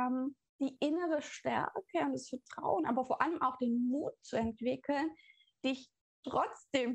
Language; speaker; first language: German; native; German